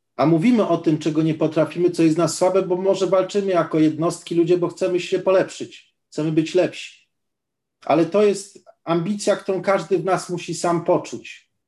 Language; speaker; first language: Polish; native; Polish